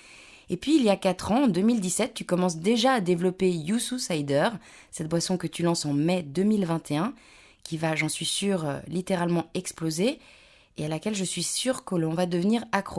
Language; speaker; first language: French; native; French